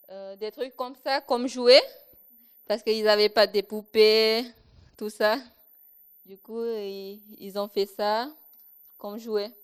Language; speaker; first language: French; non-native, local second language; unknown